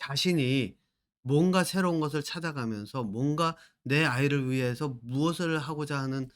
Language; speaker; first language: Korean; native; Korean